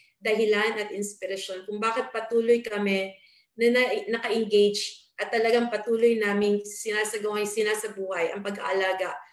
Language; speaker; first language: Filipino; non-native, local second language; Bikol